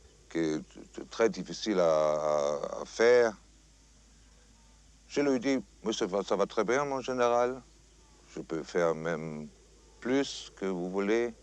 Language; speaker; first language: French; non-native, fluent; German